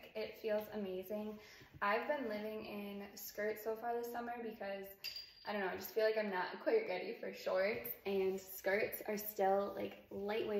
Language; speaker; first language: English; native; English